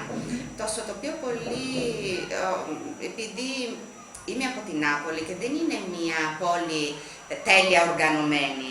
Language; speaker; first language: Greek; non-native, fluent; Italian